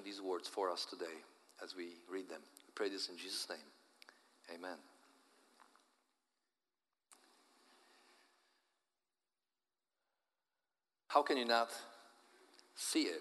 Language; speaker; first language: English; non-native, fluent; Polish